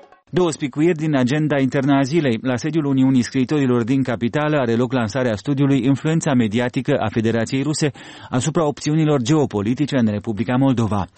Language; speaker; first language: Romanian; native; Romanian